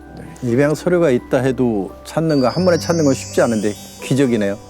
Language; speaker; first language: Korean; native; Korean